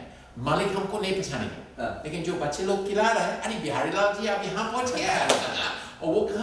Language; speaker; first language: Hindi; non-native, fluent; English